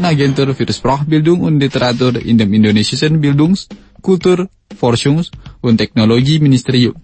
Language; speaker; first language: German; non-native, fluent; Indonesian